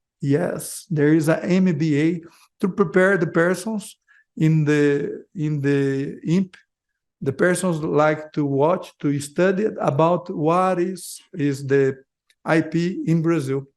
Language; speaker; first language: English; non-native, learner; Portuguese